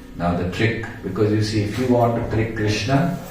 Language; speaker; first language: English; non-native, local second language; Hindi